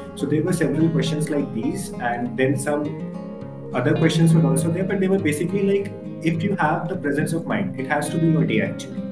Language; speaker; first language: English; non-native, local second language; Hindi